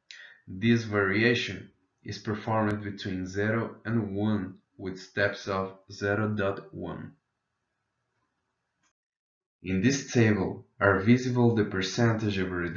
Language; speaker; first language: English; non-native, fluent; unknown